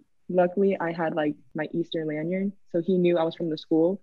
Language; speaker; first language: English; native; English